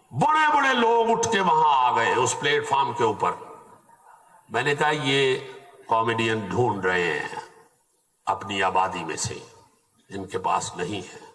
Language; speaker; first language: Urdu; non-native, local second language; Punjabi